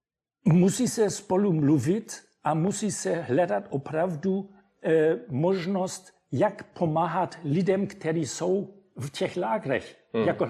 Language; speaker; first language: Czech; non-native, fluent; German